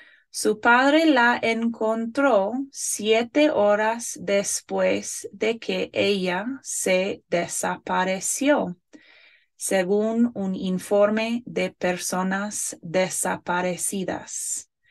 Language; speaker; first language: Spanish; non-native, fluent; English